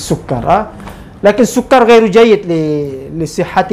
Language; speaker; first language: Arabic; non-native, fluent; Indonesian